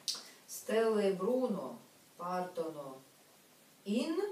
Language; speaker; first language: Russian; native; Russian